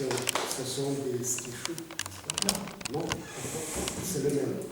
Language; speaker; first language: French; non-native, fluent; Russian